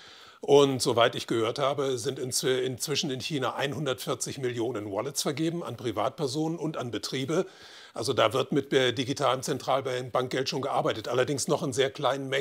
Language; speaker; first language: German; native; German